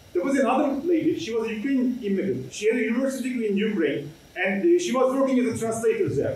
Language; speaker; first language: English; non-native, fluent; Turkish